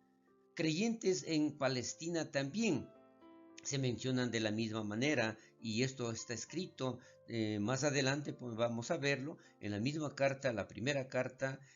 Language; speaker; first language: Spanish; native; Spanish